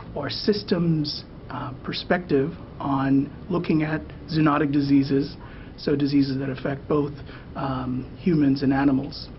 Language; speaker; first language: English; native; English